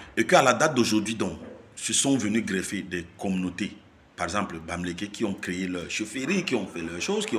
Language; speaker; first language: French; non-native, local second language; Basaa